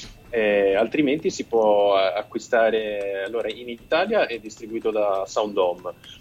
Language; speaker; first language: Italian; native; Italian